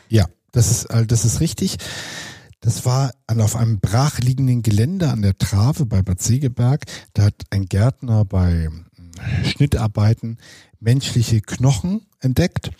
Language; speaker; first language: German; native; German